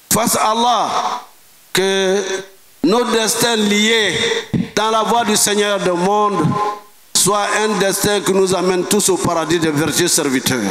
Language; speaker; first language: French; non-native, local second language; Dyula